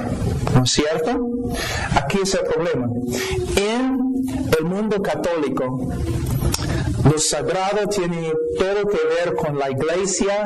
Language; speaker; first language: Spanish; non-native, fluent; English